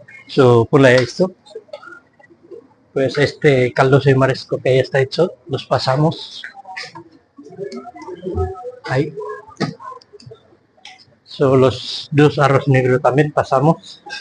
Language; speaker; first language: Spanish; non-native, learner; Filipino